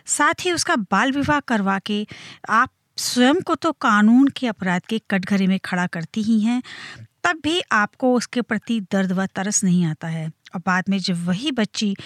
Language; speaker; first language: Hindi; native; Hindi